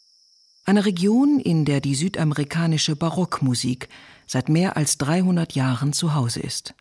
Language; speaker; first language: German; native; German